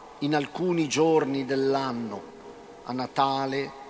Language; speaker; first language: Italian; native; Italian